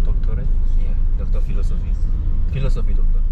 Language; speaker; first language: English; non-native, local second language; Malay